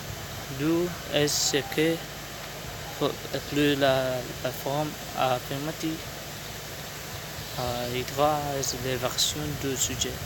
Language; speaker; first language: French; non-native, learner; Spanish